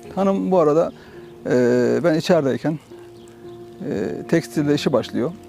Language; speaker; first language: Turkish; native; Turkish